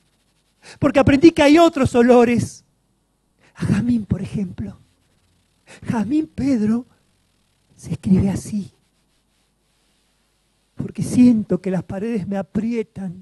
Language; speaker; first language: Spanish; native; Spanish